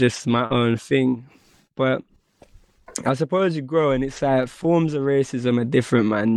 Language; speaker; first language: English; native; English